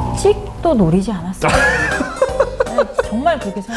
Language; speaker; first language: Korean; native; Korean